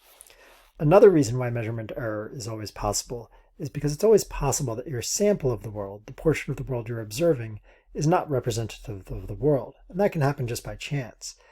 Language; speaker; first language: English; native; English